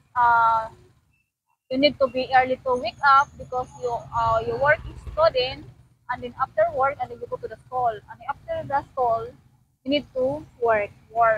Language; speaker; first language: English; non-native, learner; Cebuano